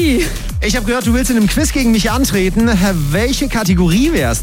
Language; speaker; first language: German; native; German